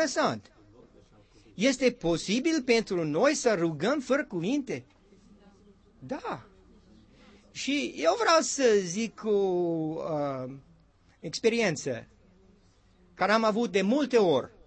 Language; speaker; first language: Romanian; non-native, learner; English